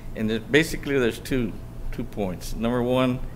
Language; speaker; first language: English; native; English